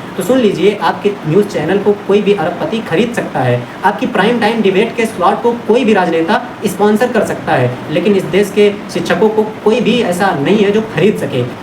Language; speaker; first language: Hindi; native; Hindi